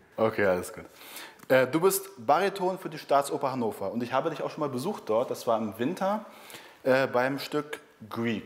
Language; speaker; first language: German; native; German